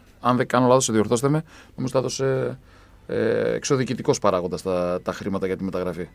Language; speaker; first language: Greek; native; Greek